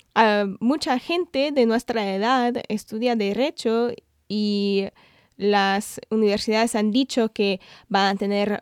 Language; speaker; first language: Spanish; non-native, fluent; English